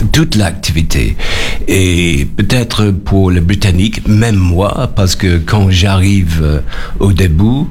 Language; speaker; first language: French; non-native, learner; English